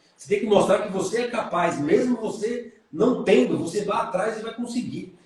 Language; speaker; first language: Portuguese; native; Portuguese